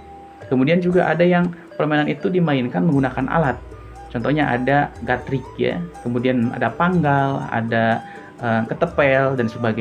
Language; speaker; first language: Indonesian; non-native, local second language; Sundanese